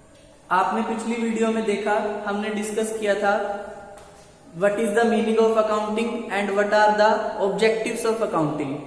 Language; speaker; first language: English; non-native, local second language; Hindi